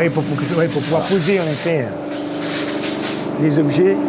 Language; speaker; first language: French; native; French